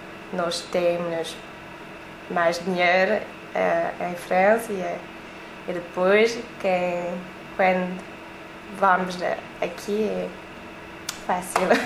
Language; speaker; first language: Portuguese; early bilingual, heritage; French